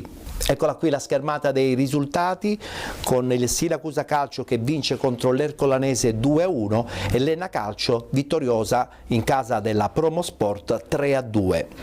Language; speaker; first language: Italian; native; Italian